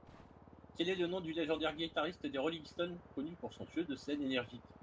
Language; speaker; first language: French; native; French